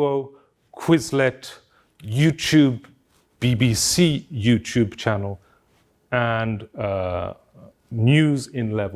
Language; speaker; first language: English; non-native, fluent; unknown